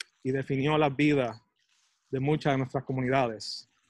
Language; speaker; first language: Spanish; early bilingual, heritage; Spanish